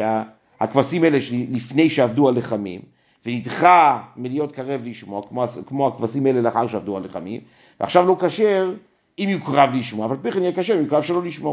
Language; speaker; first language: Hebrew; native; Hebrew